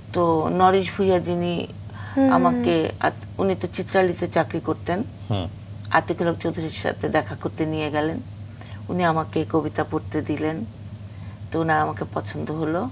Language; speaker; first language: Bangla; native; Bangla